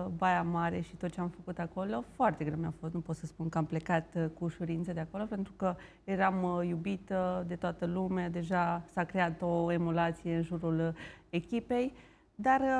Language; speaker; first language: Romanian; native; Romanian